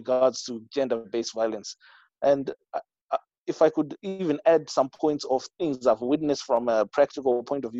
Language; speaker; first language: English; non-native, local second language; Shona